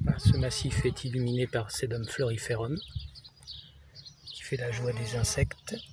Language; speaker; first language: French; native; French